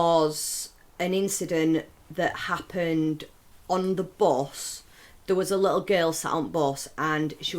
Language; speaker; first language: English; native; English